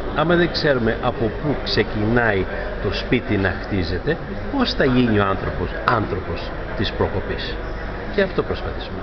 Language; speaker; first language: Greek; early bilingual, heritage; Greek